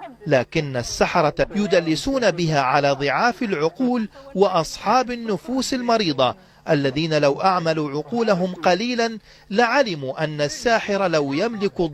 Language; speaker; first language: Arabic; native; Arabic